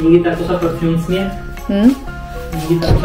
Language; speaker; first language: Filipino; non-native, learner; Hindi